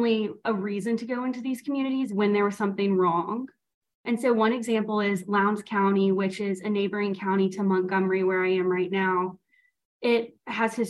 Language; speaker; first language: English; native; English